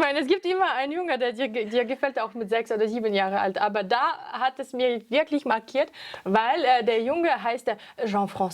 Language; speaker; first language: German; non-native, fluent; French